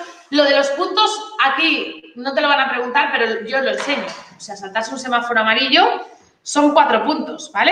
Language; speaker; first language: Spanish; native; Spanish